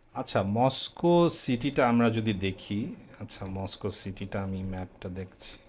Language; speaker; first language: Bangla; native; Bangla